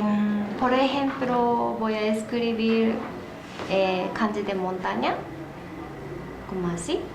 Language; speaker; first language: Spanish; non-native, learner; Japanese